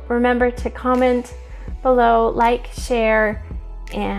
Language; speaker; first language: English; native; English